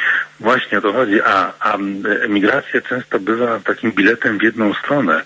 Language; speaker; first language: Polish; native; Polish